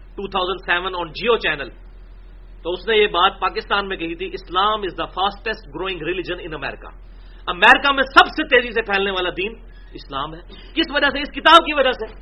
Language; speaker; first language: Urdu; non-native, local second language; Punjabi